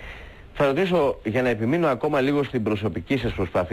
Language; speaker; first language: Greek; native; Greek